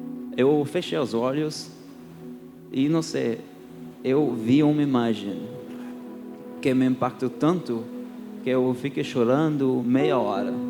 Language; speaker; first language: Portuguese; early bilingual, heritage; Portuguese